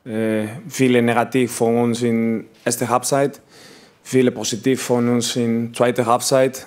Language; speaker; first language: German; non-native, learner; Spanish